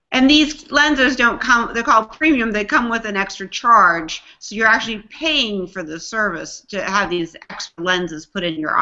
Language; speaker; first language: English; native; English